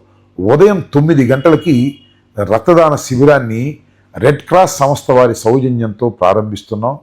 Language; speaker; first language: Telugu; native; Telugu